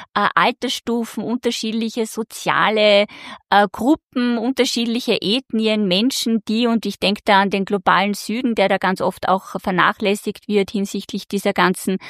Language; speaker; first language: German; native; German